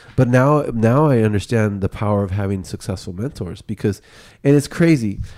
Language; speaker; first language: English; early bilingual, other home language; Spanish